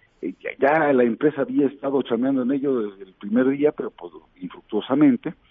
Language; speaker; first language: Spanish; native; Spanish